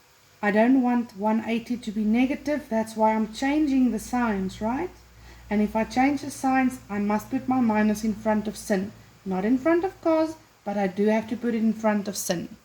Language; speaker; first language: English; non-native, local second language; Afrikaans